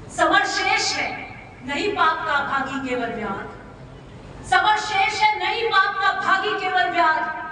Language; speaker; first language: Hindi; native; Hindi